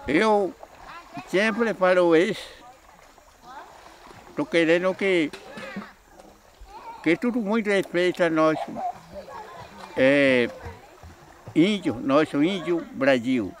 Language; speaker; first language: Portuguese; non-native, local second language; Kayapó